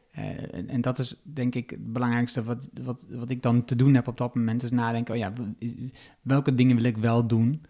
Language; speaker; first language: Dutch; native; Dutch